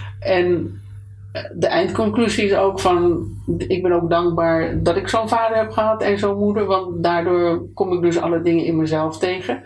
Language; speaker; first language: Dutch; native; Dutch